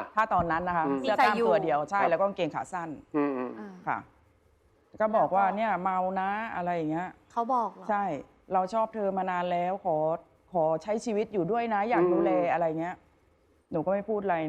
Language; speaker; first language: Thai; native; Thai